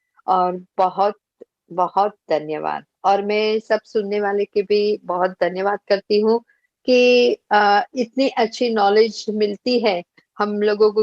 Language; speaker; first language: Hindi; non-native, local second language; Gujarati